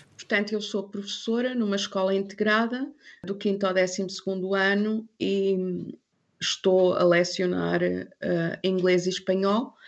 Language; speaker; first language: Portuguese; non-native, fluent; English